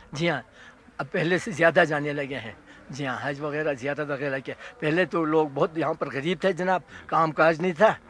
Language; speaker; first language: Urdu; non-native, local second language; Ladakhi